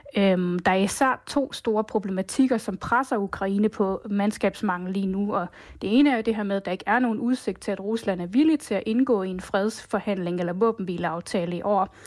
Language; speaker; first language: Danish; native; Danish